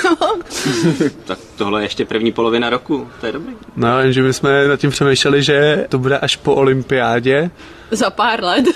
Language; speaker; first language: Czech; native; Czech